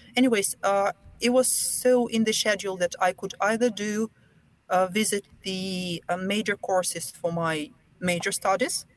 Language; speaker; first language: English; non-native, fluent; Russian